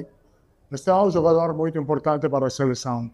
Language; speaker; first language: Portuguese; non-native, learner; Italian